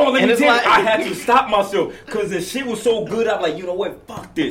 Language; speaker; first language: English; early bilingual, other home language; Igbo